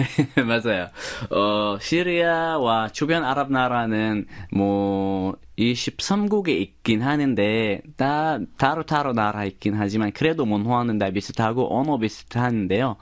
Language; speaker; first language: Korean; non-native, fluent; Arabic